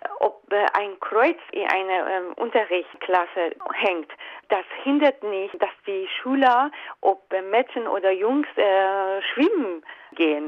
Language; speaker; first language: German; non-native, fluent; Persian